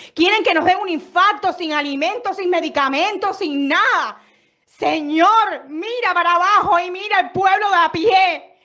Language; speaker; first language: Spanish; native; Spanish